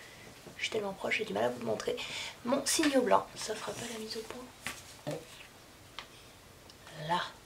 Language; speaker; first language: French; native; French